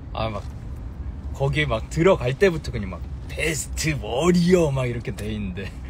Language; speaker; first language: Korean; early bilingual, heritage; Korean